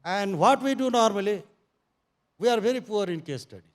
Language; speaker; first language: English; non-native, local second language; Nepali